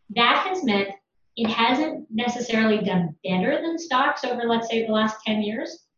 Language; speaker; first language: English; native; English